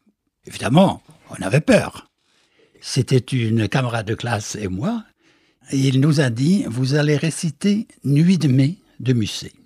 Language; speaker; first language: French; non-native, fluent; Norwegian